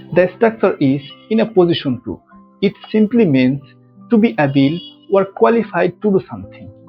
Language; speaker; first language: English; non-native, local second language; Bangla